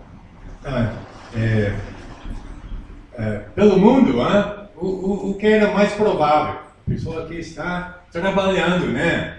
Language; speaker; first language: Portuguese; non-native, fluent; English